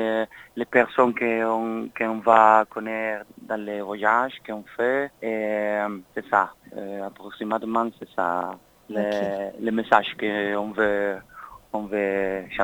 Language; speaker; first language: French; non-native, learner; Spanish